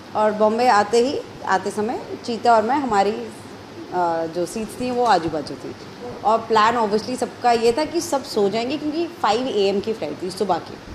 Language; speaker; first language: Hindi; native; Hindi